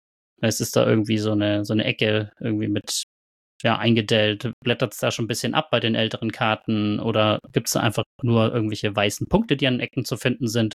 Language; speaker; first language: German; native; German